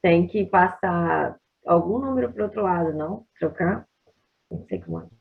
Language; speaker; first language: Portuguese; native; Portuguese